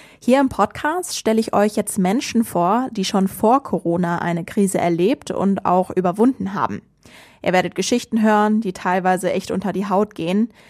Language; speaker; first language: German; native; German